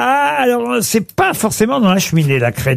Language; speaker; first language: French; native; French